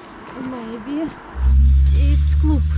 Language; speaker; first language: English; non-native, learner; Russian